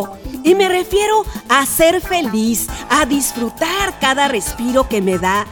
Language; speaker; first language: Spanish; native; Spanish